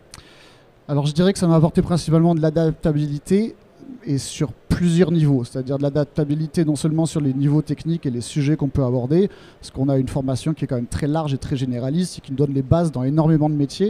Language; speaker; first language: French; native; French